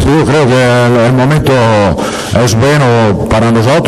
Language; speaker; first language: Spanish; non-native, fluent; Italian